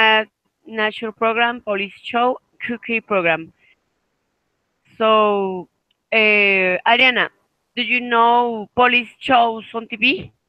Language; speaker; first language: English; non-native, fluent; Spanish